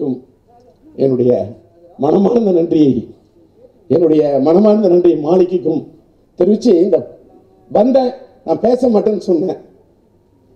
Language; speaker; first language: Tamil; native; Tamil